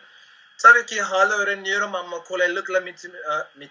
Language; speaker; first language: Turkish; non-native, learner; Spanish